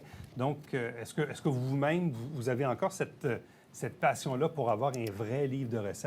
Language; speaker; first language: French; native; French